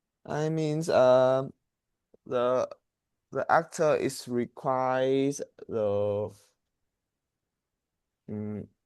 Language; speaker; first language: English; non-native, learner; Vietnamese